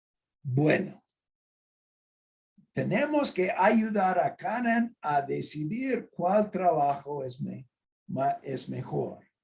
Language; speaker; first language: Spanish; non-native, fluent; English